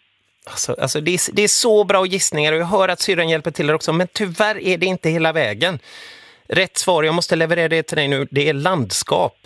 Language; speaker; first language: Swedish; native; Swedish